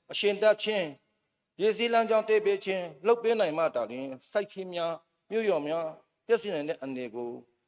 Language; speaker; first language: Burmese; non-native, local second language; Shan